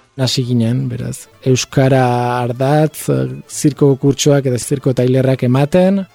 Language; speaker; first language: Basque; non-native, fluent; Spanish